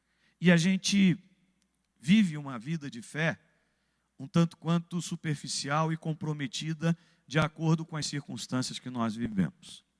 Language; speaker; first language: Portuguese; native; Portuguese